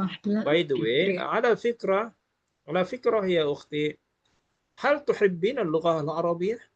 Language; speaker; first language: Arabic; non-native, fluent; Malay